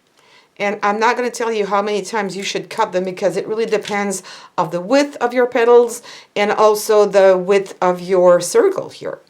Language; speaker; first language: English; non-native, fluent; French